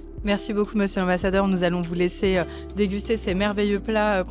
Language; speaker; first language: French; native; French